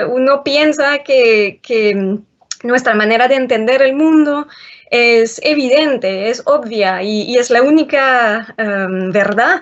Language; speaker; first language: Spanish; non-native, fluent; French